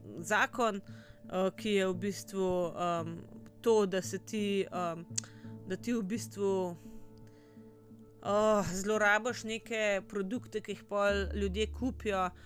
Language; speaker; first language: Slovenian; native; Slovenian